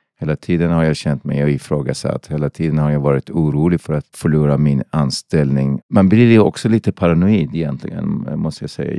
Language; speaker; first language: Swedish; non-native, fluent; Persian